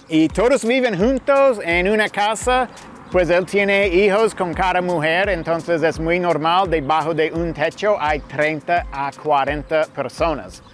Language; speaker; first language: Spanish; non-native, fluent; English